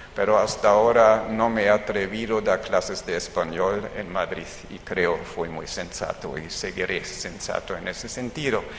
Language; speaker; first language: Spanish; non-native, fluent; German